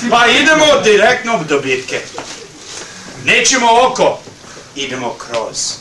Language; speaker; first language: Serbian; early bilingual, heritage; Serbian